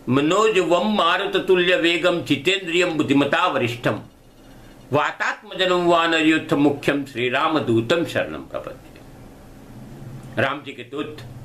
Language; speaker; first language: Hindi; non-native, local second language; Gujarati